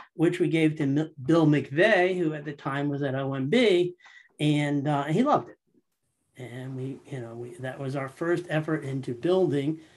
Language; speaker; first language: English; native; English